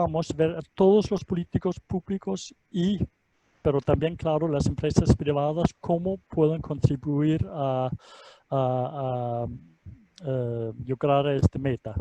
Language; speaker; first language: Spanish; non-native, fluent; Danish